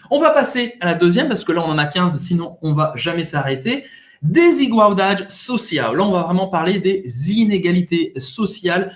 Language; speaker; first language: French; native; French